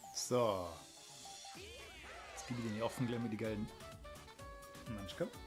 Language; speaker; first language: German; native; German